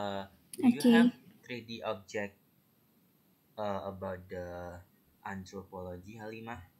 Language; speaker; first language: English; non-native, learner; Indonesian